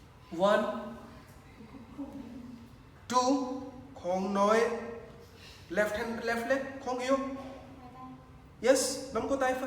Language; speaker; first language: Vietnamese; non-native, learner; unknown